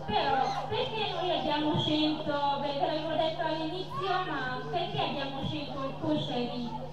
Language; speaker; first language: Italian; early bilingual, other home language; Arabic